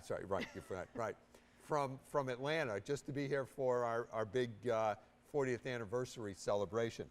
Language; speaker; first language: English; native; English